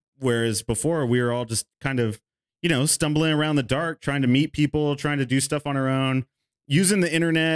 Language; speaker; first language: English; native; English